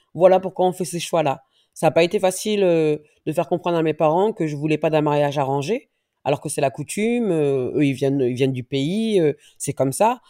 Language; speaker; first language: French; native; French